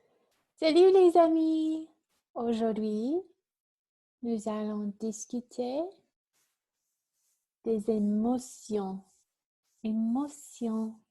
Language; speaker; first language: French; non-native, fluent; English